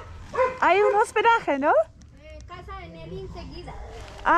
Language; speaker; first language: Spanish; non-native, learner; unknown